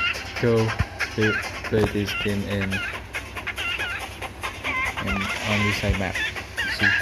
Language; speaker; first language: English; non-native, learner; Indonesian